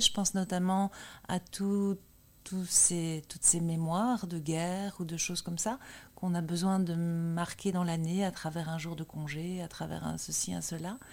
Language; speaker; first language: French; native; French